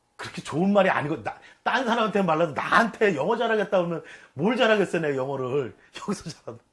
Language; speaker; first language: Korean; native; Korean